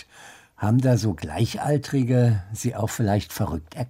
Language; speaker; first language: German; native; German